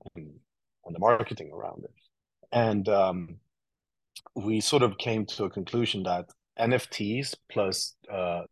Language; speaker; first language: English; non-native, fluent; Swedish